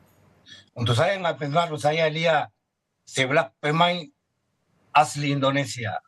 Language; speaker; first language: Indonesian; non-native, fluent; Spanish